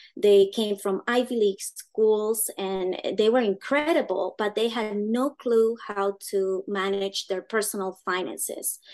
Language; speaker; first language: English; early bilingual, other home language; Spanish